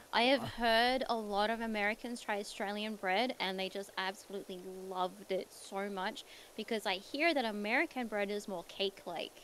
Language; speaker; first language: English; native; English